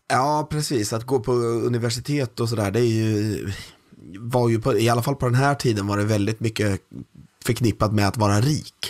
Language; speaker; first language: Swedish; native; Swedish